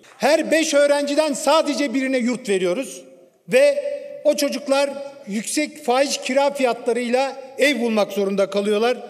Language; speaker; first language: Turkish; native; Turkish